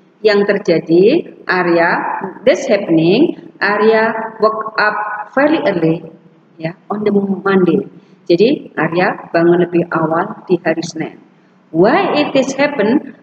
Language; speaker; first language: English; non-native, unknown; Indonesian